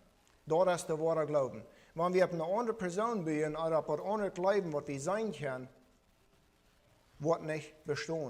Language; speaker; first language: German; non-native, learner; Plautdietsch